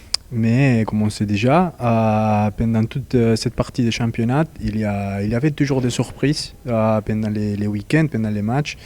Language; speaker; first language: French; non-native, fluent; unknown